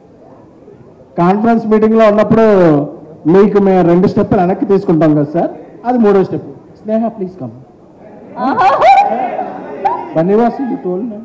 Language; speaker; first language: Telugu; native; Telugu